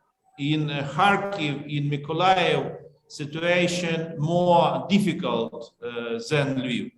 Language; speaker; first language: English; non-native, learner; Ukrainian